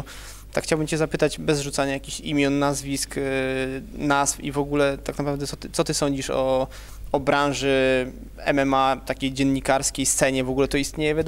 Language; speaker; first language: Polish; native; Polish